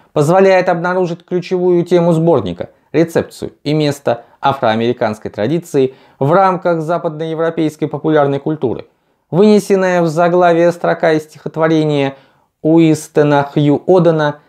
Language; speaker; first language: Russian; native; Russian